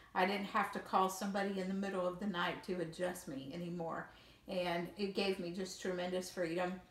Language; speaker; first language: English; native; English